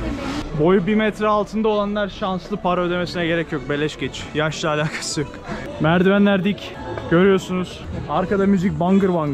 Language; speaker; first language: Turkish; native; Turkish